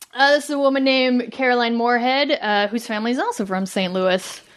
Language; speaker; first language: English; native; English